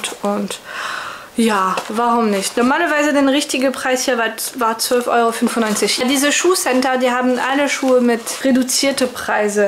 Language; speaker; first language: German; non-native, fluent; French